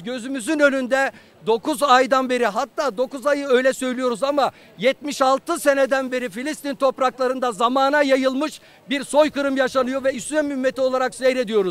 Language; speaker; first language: Turkish; native; Turkish